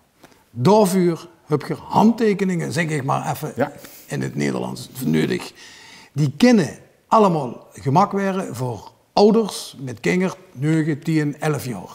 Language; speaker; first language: Dutch; native; Dutch